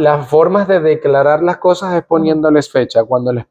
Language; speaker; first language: Spanish; native; Spanish